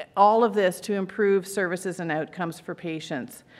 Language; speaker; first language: English; native; English